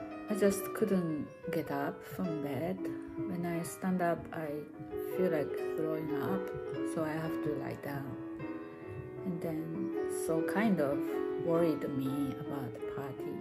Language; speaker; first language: English; non-native, fluent; Japanese